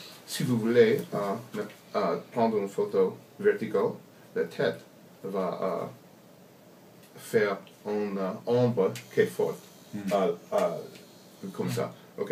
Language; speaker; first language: French; non-native, learner; English